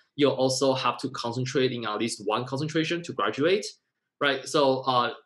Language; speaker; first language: English; non-native, fluent; Chinese